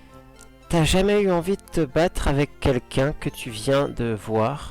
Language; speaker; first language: French; native; French